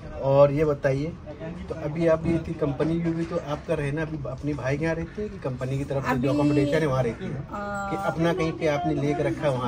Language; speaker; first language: Hindi; native; Hindi